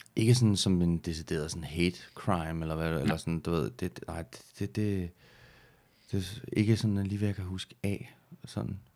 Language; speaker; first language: Danish; native; Danish